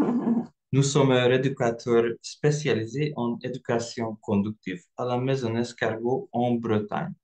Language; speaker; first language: French; non-native, fluent; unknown